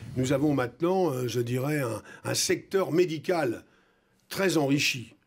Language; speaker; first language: French; native; French